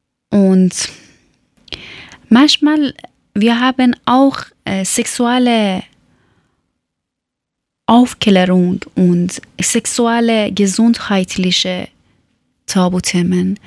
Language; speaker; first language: German; non-native, local second language; Persian